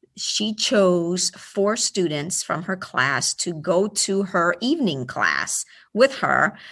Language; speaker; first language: English; early bilingual, other home language; Spanish